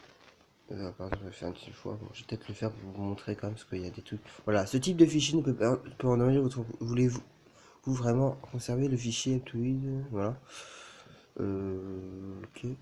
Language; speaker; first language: French; native; French